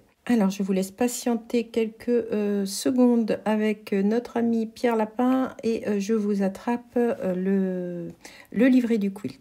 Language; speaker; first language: French; native; French